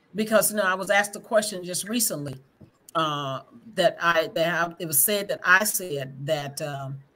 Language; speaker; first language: English; native; English